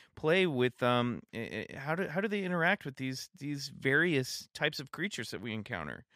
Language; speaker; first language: English; native; English